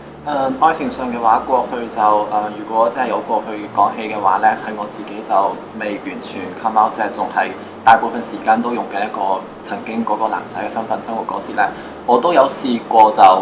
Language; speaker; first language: Cantonese; native; Cantonese